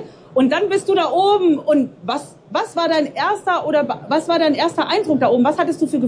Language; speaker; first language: German; native; German